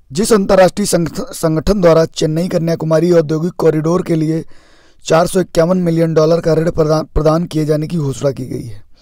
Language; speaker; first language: Hindi; native; Hindi